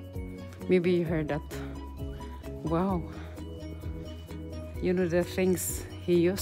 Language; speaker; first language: English; non-native, learner; Filipino